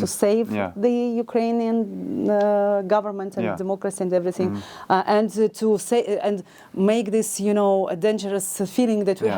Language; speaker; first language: English; non-native, learner; Ukrainian